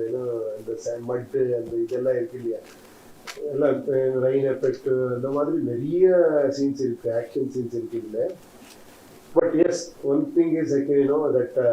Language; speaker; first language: Tamil; non-native, learner; Kannada